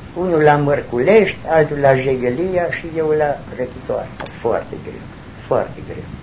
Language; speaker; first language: Romanian; non-native, local second language; German